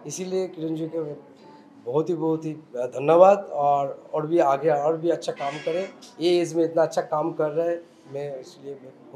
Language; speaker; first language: Hindi; non-native, local second language; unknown